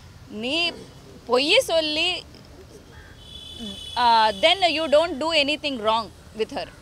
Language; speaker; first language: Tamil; non-native, learner; Telugu